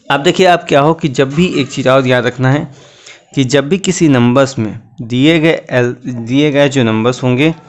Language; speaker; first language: Hindi; native; Hindi